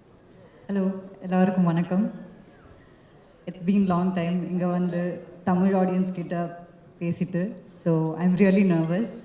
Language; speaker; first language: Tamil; non-native, learner; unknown